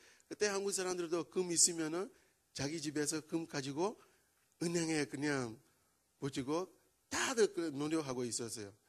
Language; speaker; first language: Korean; non-native, learner; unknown